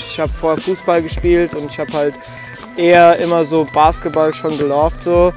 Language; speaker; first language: German; early bilingual, other home language; Turkish